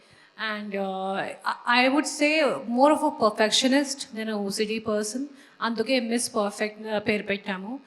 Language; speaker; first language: Telugu; non-native, fluent; Hindi